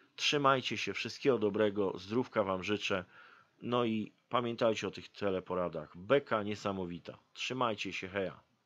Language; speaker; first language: Polish; native; Polish